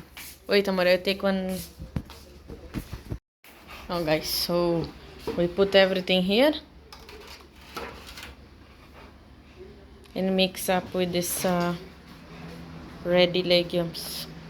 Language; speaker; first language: English; non-native, learner; Portuguese